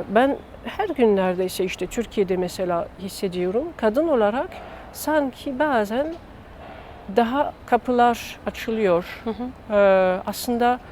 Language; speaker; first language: Turkish; non-native, learner; French